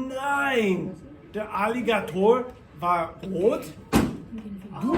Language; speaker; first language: German; non-native, fluent; English